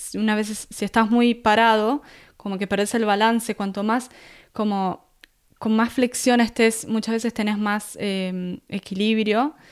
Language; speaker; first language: Spanish; native; Spanish